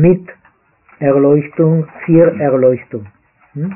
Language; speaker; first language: German; non-native, fluent; Czech